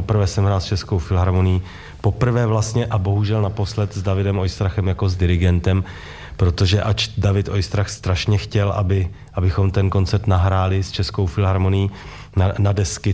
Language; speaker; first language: Czech; native; Czech